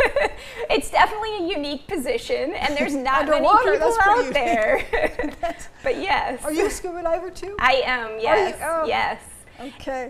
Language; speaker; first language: English; native; English